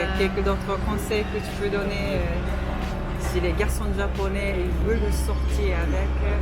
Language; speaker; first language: French; non-native, fluent; Japanese